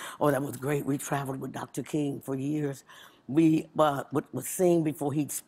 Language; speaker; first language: English; native; English